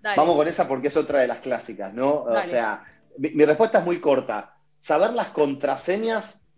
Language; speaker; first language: Spanish; native; Spanish